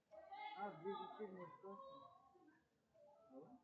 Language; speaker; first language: French; native; French